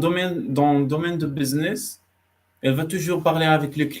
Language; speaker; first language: French; non-native, learner; Arabic